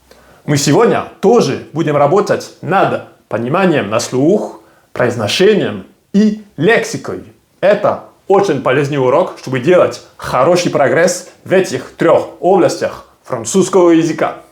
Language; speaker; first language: Russian; non-native, fluent; French